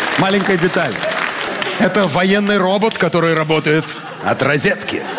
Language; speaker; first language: Russian; native; Russian